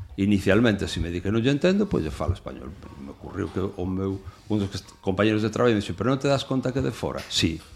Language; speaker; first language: Galician; non-native, local second language; Spanish